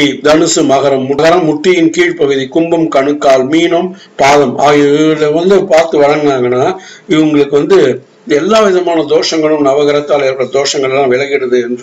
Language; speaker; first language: Tamil; native; Tamil